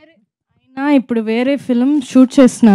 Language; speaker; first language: Telugu; non-native, local second language; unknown